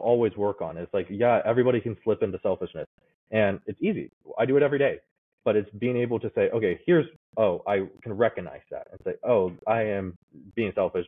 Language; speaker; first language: English; native; English